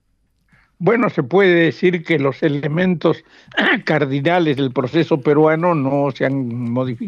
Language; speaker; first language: Spanish; native; Spanish